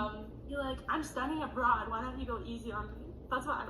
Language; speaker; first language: English; native; English